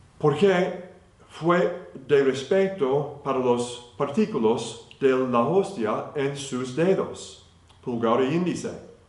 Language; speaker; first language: Spanish; non-native, fluent; English